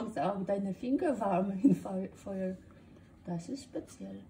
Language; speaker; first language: German; non-native, learner; Polish